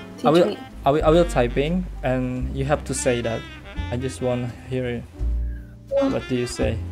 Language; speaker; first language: English; non-native, learner; Indonesian